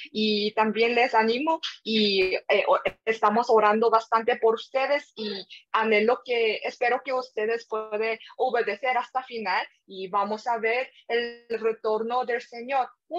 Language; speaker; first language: Spanish; non-native, fluent; Korean